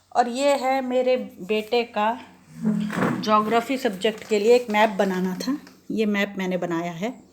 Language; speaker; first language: Hindi; non-native, local second language; Kannada